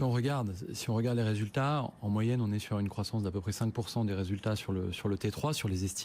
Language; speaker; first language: French; native; French